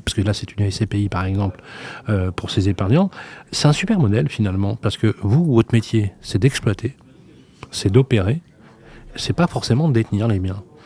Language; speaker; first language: French; native; French